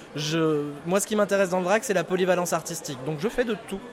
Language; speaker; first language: French; native; French